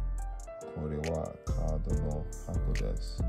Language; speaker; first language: Japanese; non-native, learner; English